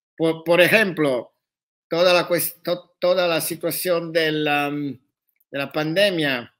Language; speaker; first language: Spanish; non-native, learner; Italian